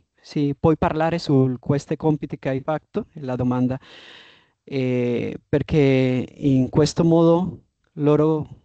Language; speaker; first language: Italian; non-native, learner; Spanish